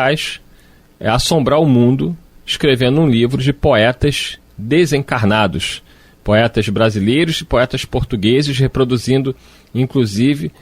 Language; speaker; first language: Portuguese; native; Portuguese